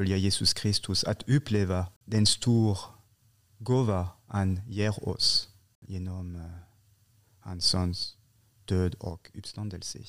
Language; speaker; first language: Swedish; non-native, fluent; French